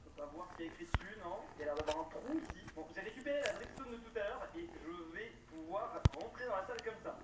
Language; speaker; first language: French; native; French